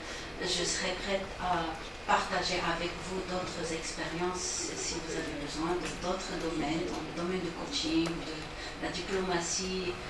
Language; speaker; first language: French; non-native, local second language; Arabic